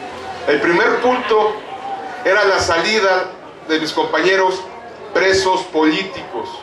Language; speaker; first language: Spanish; native; Spanish